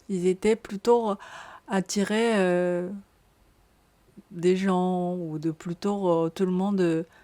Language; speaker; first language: French; non-native, learner; Japanese